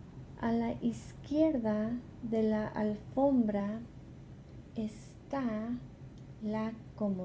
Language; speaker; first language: Spanish; non-native, fluent; English